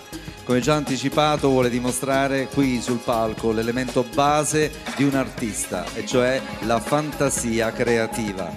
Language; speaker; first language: Italian; native; Italian